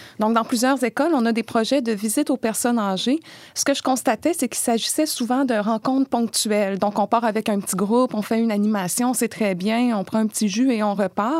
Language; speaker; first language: French; native; French